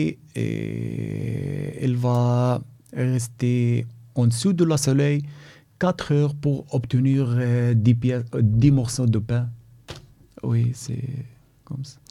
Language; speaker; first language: French; non-native, learner; Arabic